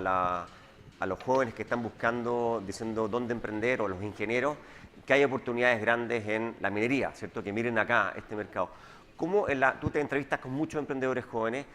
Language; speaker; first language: Spanish; native; Spanish